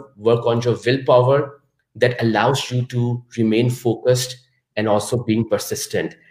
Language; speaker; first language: English; non-native, local second language; Urdu